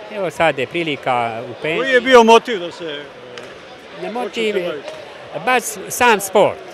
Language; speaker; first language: Bosnian; non-native, local second language; Hungarian